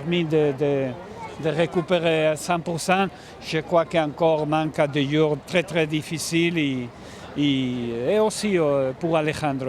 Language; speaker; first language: French; non-native, learner; Spanish